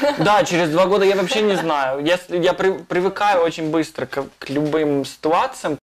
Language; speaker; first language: Russian; non-native, fluent; English